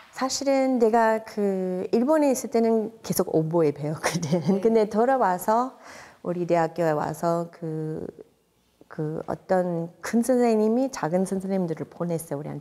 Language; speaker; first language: Korean; non-native, fluent; English